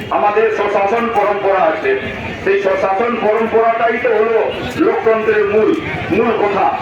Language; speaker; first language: Bangla; non-native, local second language; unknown